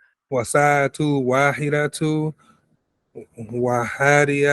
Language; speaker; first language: Arabic; non-native, learner; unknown